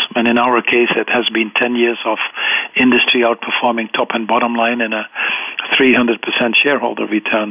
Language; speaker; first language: English; non-native, fluent; Dutch